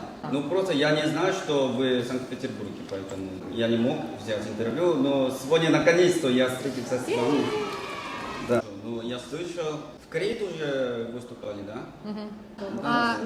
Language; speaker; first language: Russian; non-native, fluent; Korean